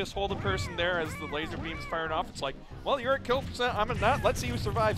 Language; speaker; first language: English; native; English